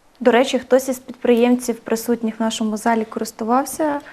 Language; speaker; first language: Ukrainian; native; Ukrainian